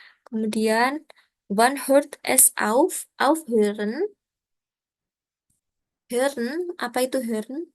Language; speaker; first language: German; non-native, learner; Indonesian